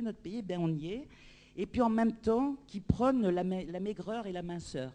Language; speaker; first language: French; native; French